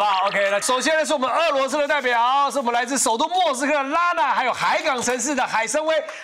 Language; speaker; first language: Chinese; native; Chinese